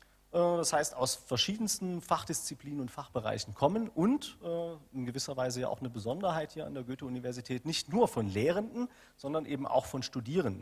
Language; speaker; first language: German; native; German